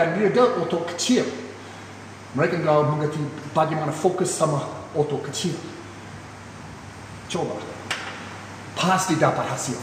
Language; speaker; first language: Indonesian; non-native, fluent; English